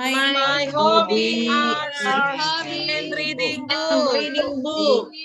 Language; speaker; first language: English; non-native, learner; Indonesian